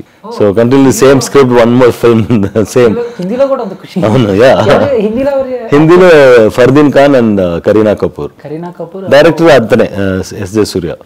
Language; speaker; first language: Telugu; non-native, learner; Tamil